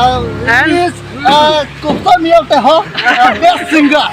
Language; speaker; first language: English; non-native, learner; Karbi